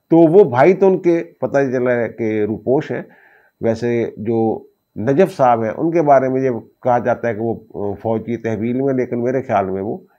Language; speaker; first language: Urdu; non-native, local second language; Punjabi